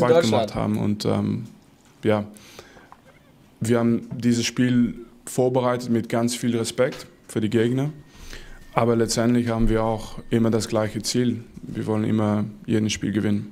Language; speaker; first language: German; non-native, fluent; Dutch